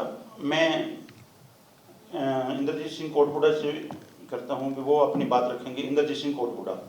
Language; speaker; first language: Hindi; non-native, local second language; Punjabi